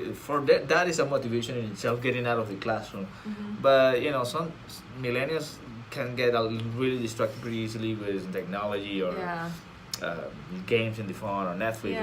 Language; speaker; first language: English; non-native, fluent; Spanish